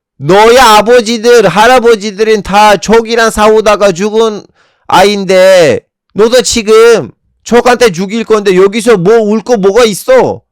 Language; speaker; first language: Korean; non-native, fluent; Turkish